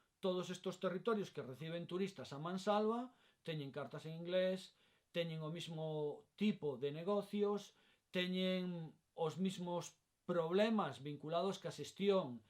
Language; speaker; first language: Galician; non-native, local second language; Spanish